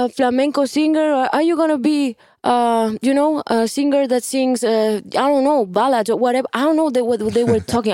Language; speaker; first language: English; non-native, fluent; Spanish